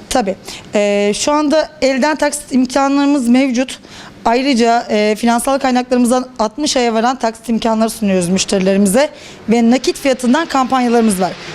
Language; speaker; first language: Turkish; native; Turkish